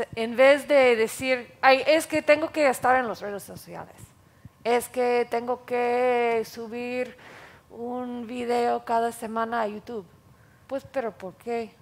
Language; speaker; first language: Spanish; non-native, fluent; English